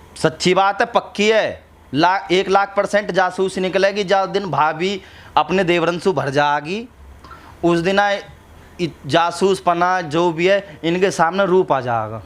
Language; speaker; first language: Hindi; native; Hindi